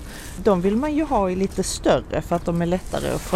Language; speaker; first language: Swedish; native; Swedish